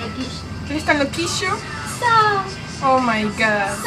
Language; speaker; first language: Spanish; native; Spanish